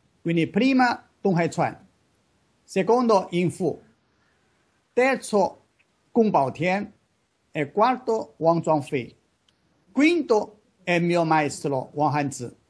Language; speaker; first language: Italian; non-native, learner; Chinese